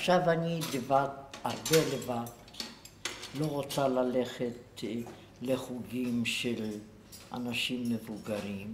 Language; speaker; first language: Hebrew; non-native, fluent; Yiddish